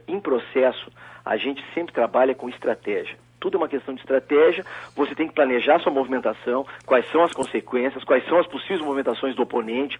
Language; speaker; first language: Portuguese; native; Portuguese